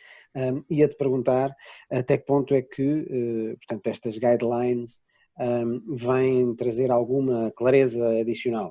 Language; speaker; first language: Portuguese; native; Portuguese